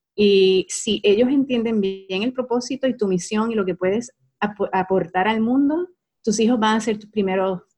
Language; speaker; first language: Spanish; native; Spanish